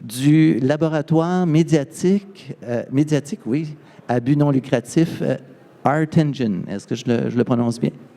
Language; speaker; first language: French; native; French